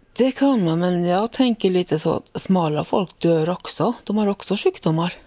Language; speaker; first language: Swedish; native; Swedish